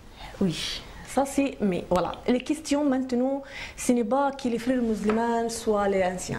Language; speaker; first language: French; non-native, learner; Arabic